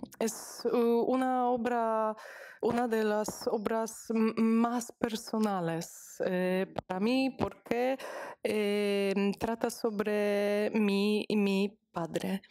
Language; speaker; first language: Spanish; non-native, fluent; Polish